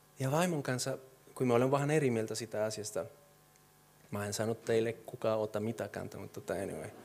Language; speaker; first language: Finnish; non-native, fluent; Spanish